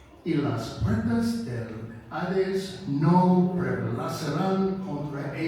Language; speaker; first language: Spanish; non-native, fluent; English